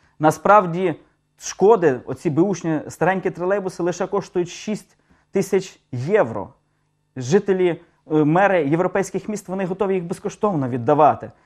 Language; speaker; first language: Ukrainian; native; Ukrainian